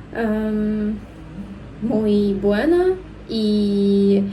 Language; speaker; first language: Spanish; non-native, learner; Ukrainian